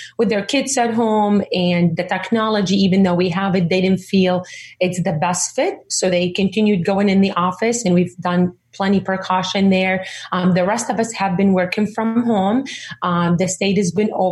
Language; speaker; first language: English; early bilingual, other home language; Arabic